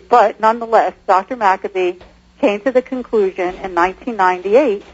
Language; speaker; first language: English; native; English